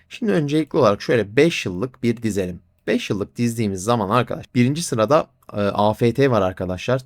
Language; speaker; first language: Turkish; native; Turkish